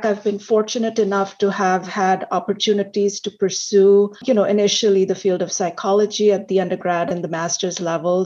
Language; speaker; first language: English; non-native, local second language; Hindi